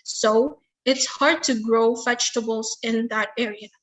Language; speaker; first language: English; non-native, learner; Indonesian